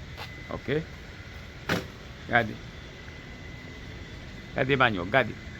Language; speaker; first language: French; non-native, learner; Haitian Creole